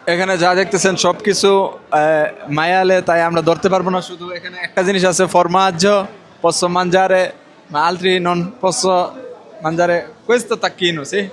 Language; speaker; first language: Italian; non-native, learner; Bangla